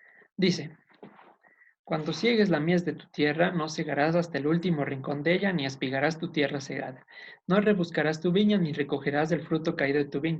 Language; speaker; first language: Spanish; native; Spanish